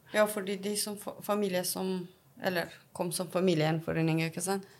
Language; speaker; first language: Norwegian; non-native, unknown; Persian